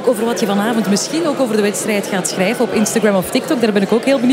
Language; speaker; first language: Dutch; native; Dutch